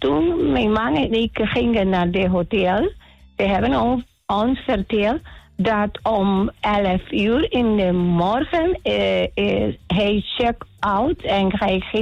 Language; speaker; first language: Dutch; non-native, learner; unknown